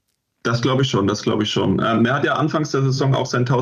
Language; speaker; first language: German; native; German